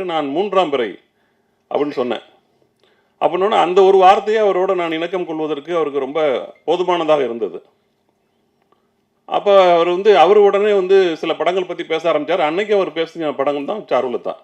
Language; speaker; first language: Tamil; native; Tamil